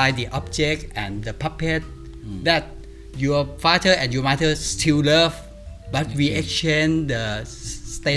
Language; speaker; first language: English; non-native, learner; Thai